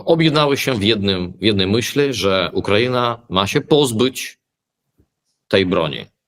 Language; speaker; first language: Polish; early bilingual, heritage; Polish